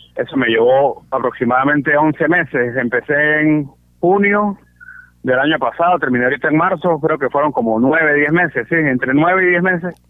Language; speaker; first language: Spanish; native; Spanish